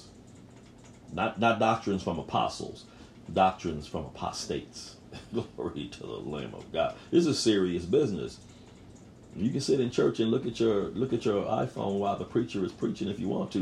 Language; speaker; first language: English; native; English